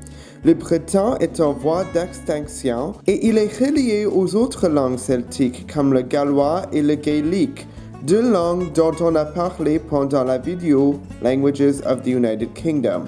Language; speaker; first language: French; non-native, local second language; English